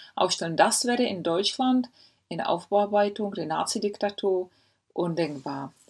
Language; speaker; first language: German; non-native, fluent; Czech